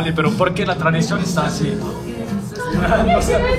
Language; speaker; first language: Spanish; non-native, learner; French